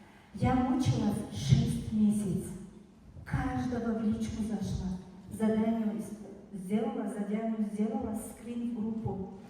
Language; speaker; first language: Russian; non-native, fluent; Tajik